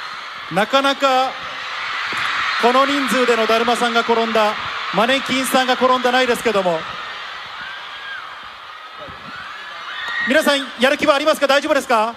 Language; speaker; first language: Japanese; native; Japanese